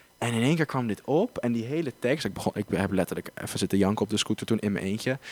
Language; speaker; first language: Dutch; native; Dutch